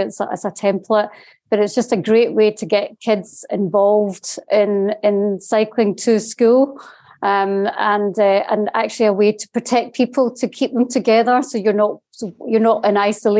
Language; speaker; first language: English; native; English